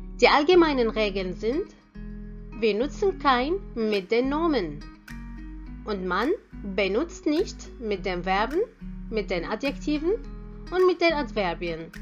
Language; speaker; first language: German; non-native, fluent; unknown